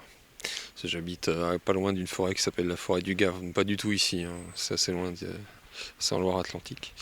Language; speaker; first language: French; native; French